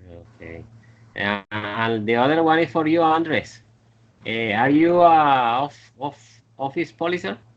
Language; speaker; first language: English; non-native, learner; Spanish